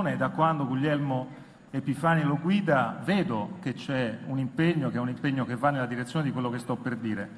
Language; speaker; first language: Italian; native; Italian